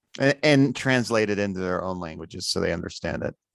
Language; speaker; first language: English; native; English